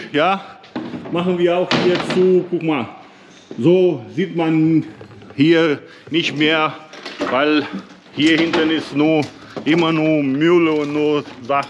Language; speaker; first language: German; non-native, learner; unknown